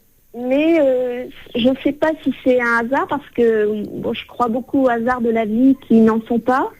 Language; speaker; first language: French; native; French